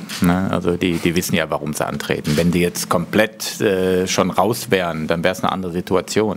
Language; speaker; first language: German; native; German